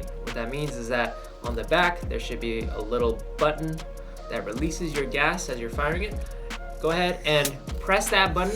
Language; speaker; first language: English; native; English